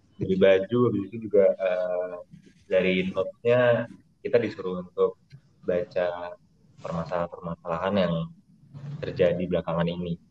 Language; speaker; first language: Indonesian; native; Indonesian